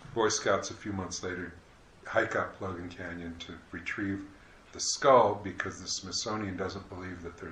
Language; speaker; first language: English; native; English